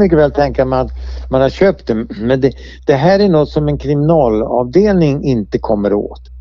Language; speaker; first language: Swedish; native; Swedish